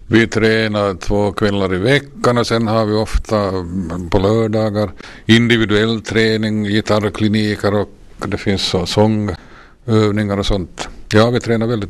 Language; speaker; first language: Swedish; native; Swedish